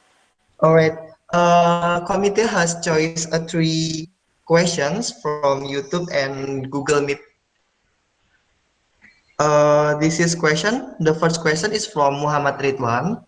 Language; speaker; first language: English; non-native, learner; Indonesian